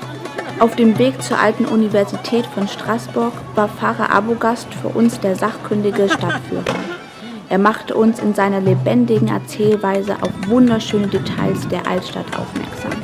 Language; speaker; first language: German; native; German